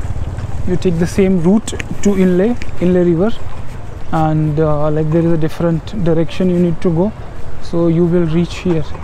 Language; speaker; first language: English; non-native, local second language; Hindi